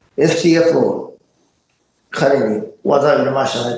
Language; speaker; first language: Japanese; non-native, fluent; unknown